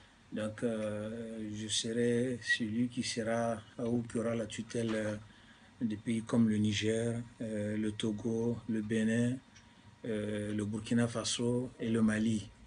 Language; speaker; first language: French; non-native, local second language; Hausa